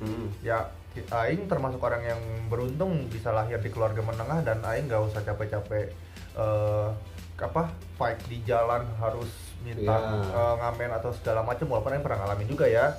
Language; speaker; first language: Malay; non-native, local second language; Sundanese